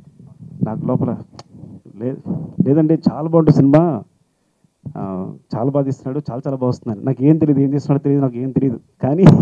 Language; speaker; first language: Telugu; native; Telugu